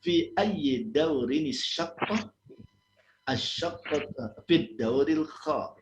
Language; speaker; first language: Arabic; non-native, fluent; Indonesian